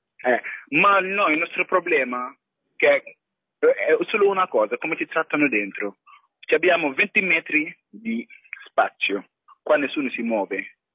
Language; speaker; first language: Italian; non-native, fluent; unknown